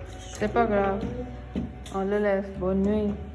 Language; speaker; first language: French; non-native, fluent; Hindi